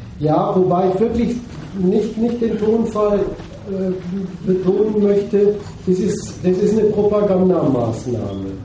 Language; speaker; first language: German; native; German